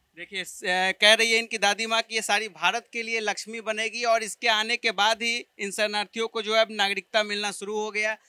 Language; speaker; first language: Hindi; native; Hindi